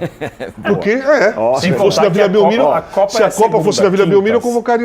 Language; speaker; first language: Portuguese; native; Portuguese